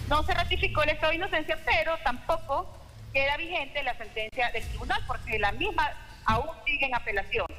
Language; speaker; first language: Spanish; native; Spanish